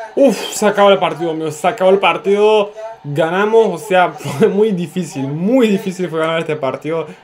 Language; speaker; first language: Spanish; non-native, fluent; Turkish